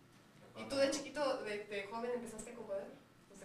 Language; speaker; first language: Spanish; native; Spanish